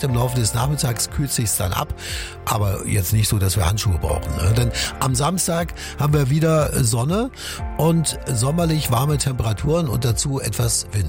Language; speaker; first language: German; native; German